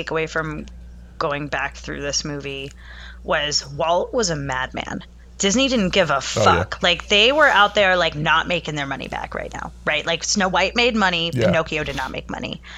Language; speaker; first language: English; native; English